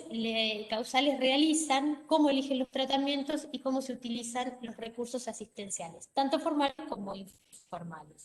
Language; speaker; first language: Spanish; native; Spanish